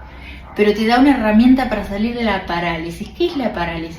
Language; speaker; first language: Spanish; native; Spanish